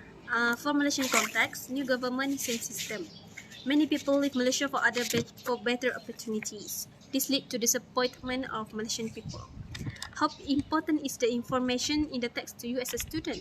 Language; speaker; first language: English; non-native, fluent; Malay